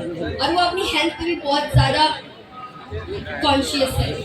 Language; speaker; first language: Hindi; native; Hindi